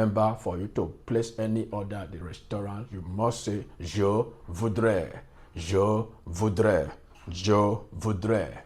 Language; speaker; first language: French; non-native, learner; English